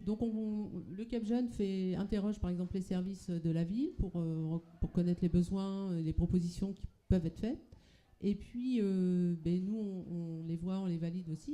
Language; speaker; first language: French; native; French